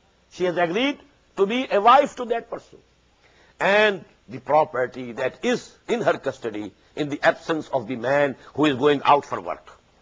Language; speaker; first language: English; non-native, local second language; Urdu